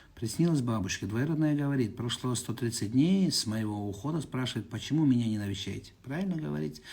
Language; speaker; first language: Russian; non-native, local second language; Kazakh